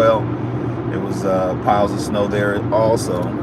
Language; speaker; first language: English; native; English